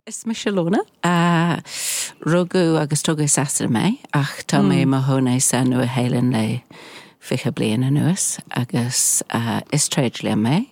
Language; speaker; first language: Irish; non-native, learner; English